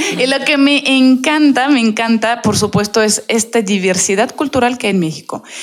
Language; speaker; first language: Spanish; non-native, fluent; Russian